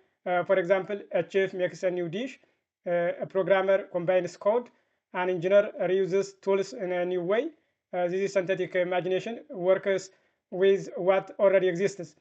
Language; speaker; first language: English; non-native, fluent; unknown